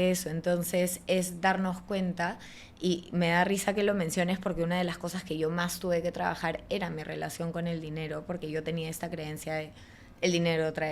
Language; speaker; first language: Spanish; native; Spanish